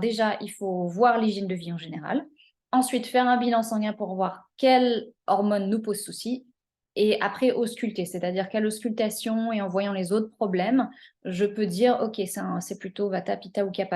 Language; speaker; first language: French; native; French